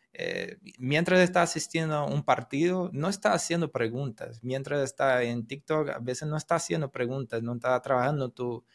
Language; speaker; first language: Spanish; non-native, fluent; Portuguese